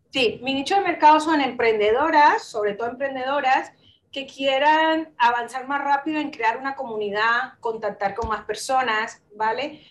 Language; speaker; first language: Spanish; native; Spanish